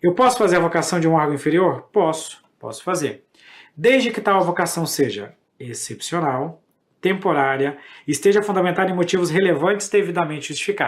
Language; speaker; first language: Portuguese; native; Portuguese